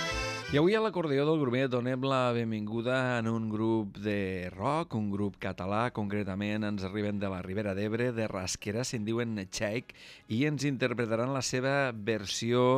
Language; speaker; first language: Catalan; native; Catalan